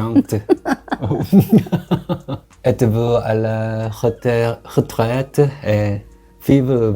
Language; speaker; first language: French; non-native, learner; Korean